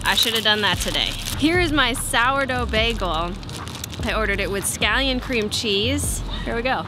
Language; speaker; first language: English; native; English